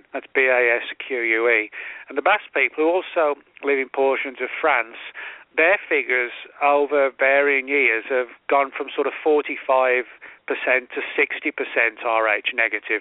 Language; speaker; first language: English; native; English